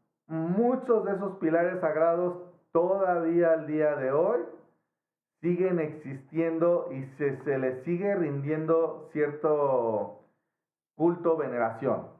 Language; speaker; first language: Spanish; native; Spanish